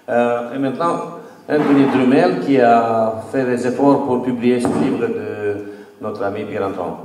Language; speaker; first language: French; non-native, fluent; Romanian